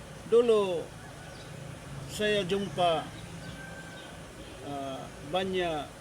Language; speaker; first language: Indonesian; non-native, learner; Cebuano